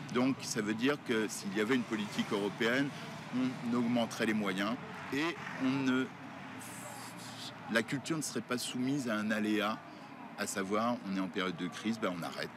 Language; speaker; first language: French; native; French